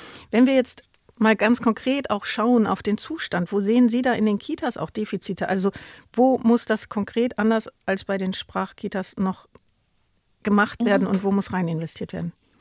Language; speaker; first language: German; native; German